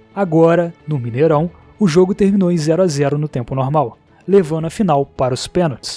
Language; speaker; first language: Portuguese; native; Portuguese